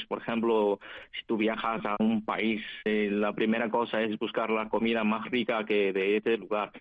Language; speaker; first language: Spanish; non-native, fluent; Chinese